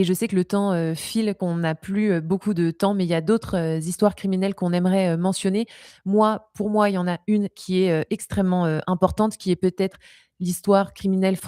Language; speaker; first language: French; native; French